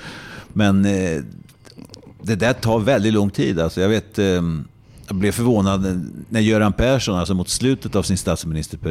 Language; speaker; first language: Swedish; native; Swedish